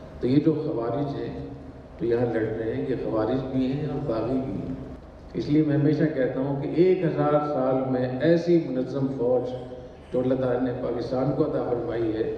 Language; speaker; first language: Urdu; native; Urdu